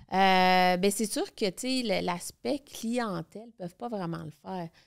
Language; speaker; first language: French; native; French